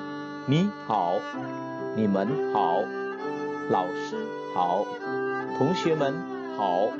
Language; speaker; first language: Chinese; non-native, fluent; Indonesian